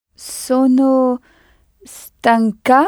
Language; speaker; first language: Italian; non-native, learner; French